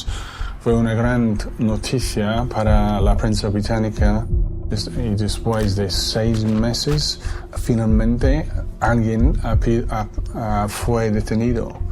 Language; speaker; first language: Spanish; non-native, fluent; English